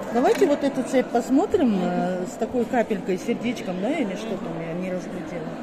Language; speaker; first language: Russian; non-native, local second language; Kazakh